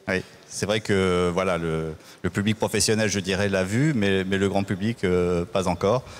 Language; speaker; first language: French; native; French